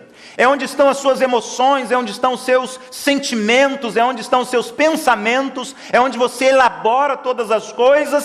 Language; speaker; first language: Portuguese; native; Portuguese